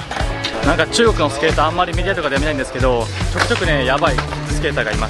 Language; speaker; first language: Japanese; native; Japanese